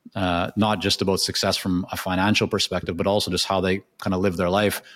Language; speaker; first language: English; non-native, fluent; Hebrew